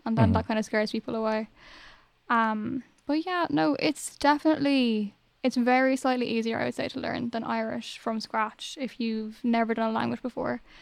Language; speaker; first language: English; native; English